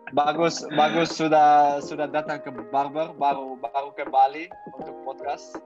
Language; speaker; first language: Malay; non-native, learner; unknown